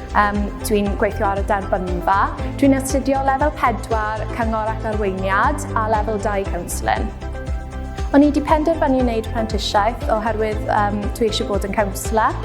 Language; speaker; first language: Welsh; non-native, local second language; English